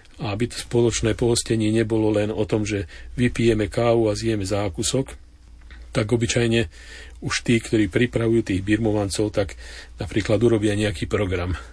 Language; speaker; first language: Slovak; native; Slovak